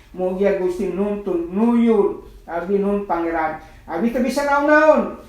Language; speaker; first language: Sundanese; non-native, local second language; Nias